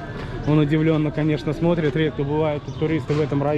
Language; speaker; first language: Russian; native; Russian